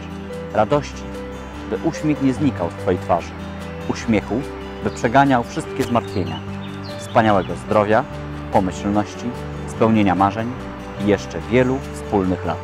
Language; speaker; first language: Polish; native; Polish